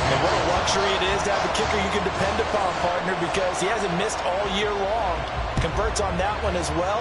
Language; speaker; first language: English; native; English